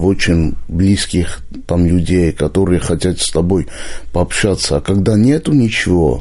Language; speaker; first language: Russian; non-native, local second language; Armenian